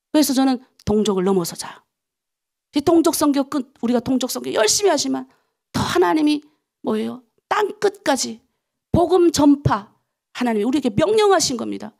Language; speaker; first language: Korean; native; Korean